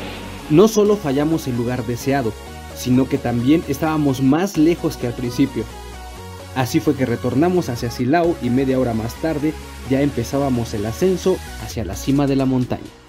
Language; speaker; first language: Spanish; native; Spanish